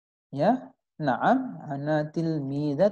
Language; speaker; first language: Arabic; non-native, fluent; Indonesian